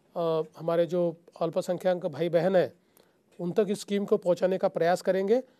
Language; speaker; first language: Hindi; non-native, local second language; Marathi